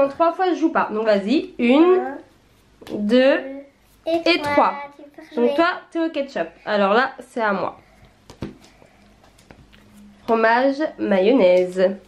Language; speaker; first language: French; native; French